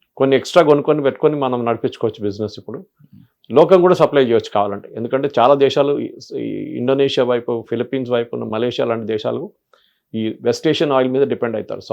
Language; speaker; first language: Telugu; non-native, local second language; Malayalam